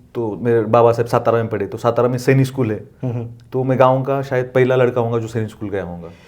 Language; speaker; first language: Hindi; non-native, local second language; Marathi